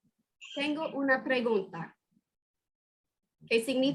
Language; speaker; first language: Spanish; non-native, fluent; English